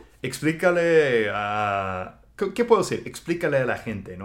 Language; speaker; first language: Spanish; non-native, fluent; English